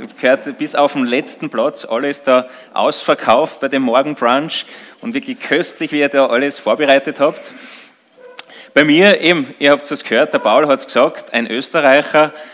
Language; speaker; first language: German; native; German